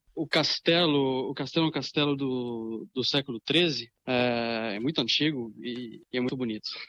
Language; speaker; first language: Portuguese; early bilingual, other home language; French